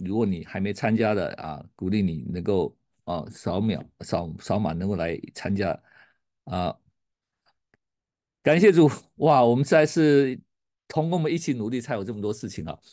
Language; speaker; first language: Chinese; native; Chinese